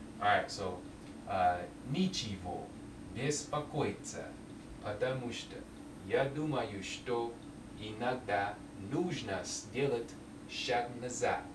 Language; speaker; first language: Russian; non-native, learner; English